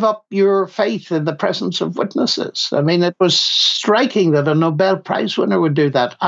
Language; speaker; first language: English; native; English